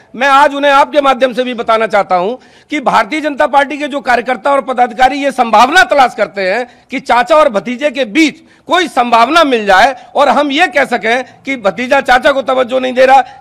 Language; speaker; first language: Hindi; native; Hindi